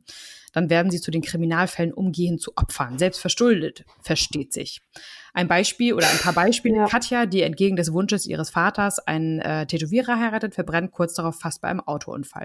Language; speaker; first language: German; native; German